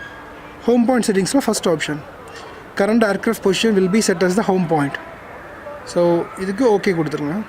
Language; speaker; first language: Tamil; native; Tamil